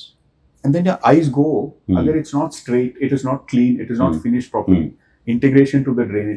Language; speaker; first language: English; non-native, local second language; Hindi